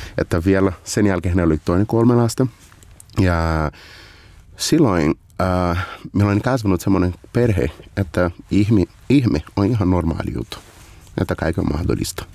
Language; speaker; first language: Finnish; non-native, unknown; Portuguese